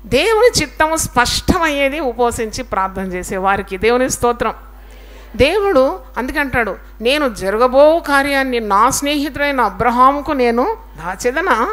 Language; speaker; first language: Telugu; native; Telugu